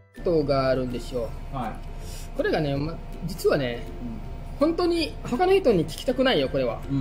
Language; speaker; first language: Japanese; non-native, fluent; Indonesian